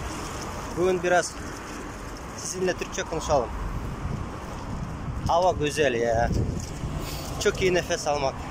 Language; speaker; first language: Turkish; non-native, learner; Russian